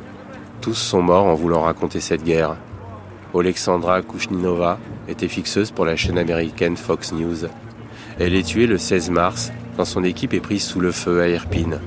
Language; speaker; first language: French; native; French